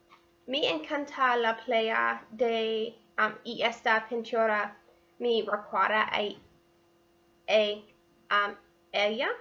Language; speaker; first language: Spanish; non-native, learner; English